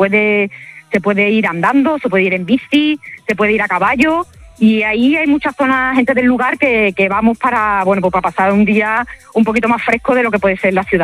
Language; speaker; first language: Spanish; native; Spanish